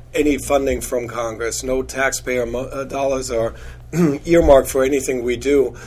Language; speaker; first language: English; non-native, fluent; German